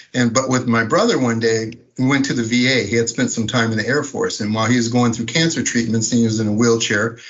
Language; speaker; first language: English; native; English